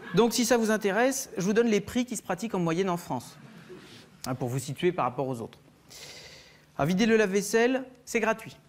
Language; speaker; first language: French; native; French